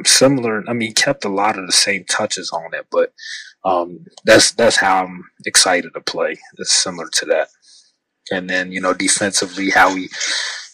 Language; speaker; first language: English; native; English